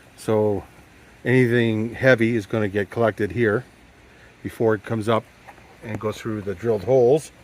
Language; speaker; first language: English; native; English